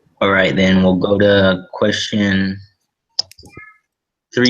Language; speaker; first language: English; native; English